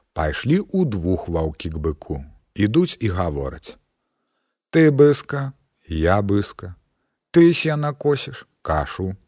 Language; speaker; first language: Belarusian; native; Belarusian